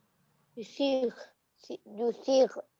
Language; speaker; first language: French; non-native, learner; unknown